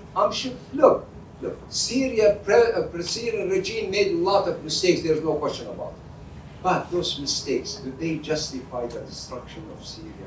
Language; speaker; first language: English; non-native, fluent; Arabic